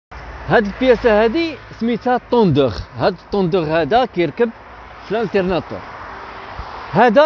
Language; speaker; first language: Arabic; native; Arabic